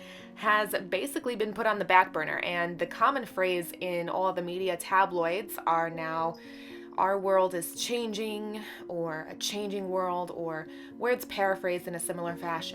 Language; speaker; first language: English; native; English